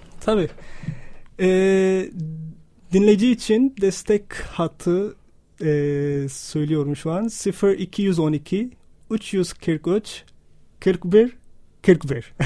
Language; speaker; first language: Turkish; non-native, fluent; Urdu